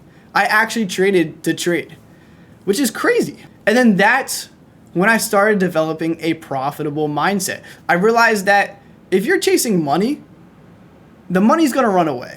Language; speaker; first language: English; native; English